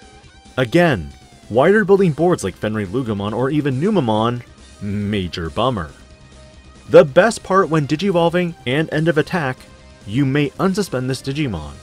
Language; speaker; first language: English; native; English